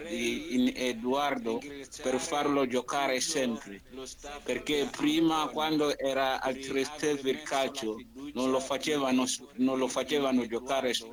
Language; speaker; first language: Italian; non-native, learner; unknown